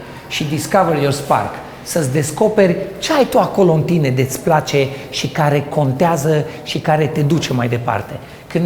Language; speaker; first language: Romanian; native; Romanian